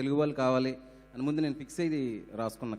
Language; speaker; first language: Telugu; native; Telugu